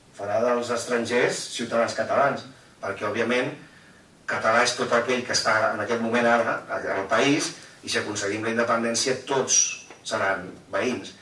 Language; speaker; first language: Catalan; non-native, local second language; Spanish